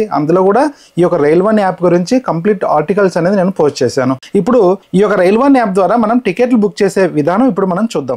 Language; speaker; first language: Telugu; native; Telugu